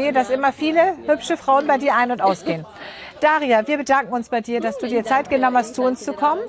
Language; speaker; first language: German; native; German